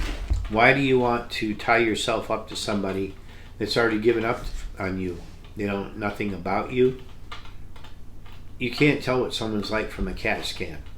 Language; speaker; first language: English; native; English